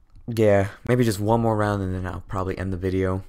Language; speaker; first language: English; native; English